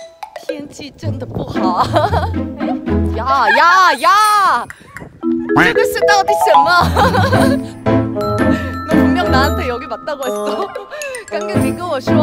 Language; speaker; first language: Chinese; non-native, learner; Korean